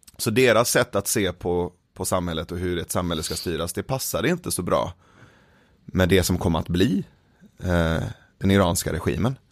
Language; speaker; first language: Swedish; early bilingual, other home language; Persian